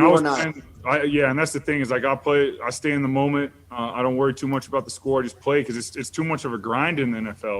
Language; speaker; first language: English; native; English